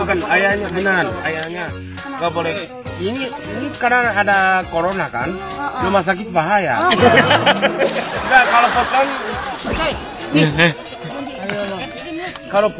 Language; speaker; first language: Indonesian; non-native, learner; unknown